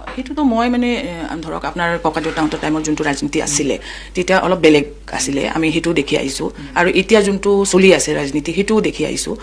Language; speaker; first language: Assamese; non-native, local second language; Nepali